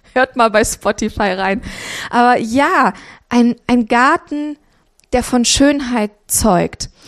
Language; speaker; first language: German; early bilingual, other home language; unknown